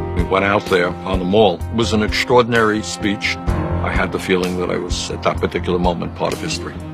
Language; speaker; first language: English; native; English